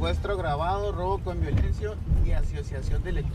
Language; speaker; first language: Spanish; native; Spanish